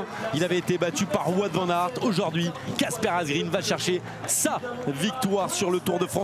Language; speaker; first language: French; native; French